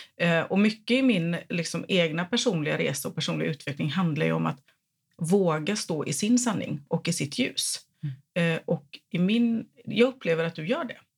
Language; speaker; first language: Swedish; native; Swedish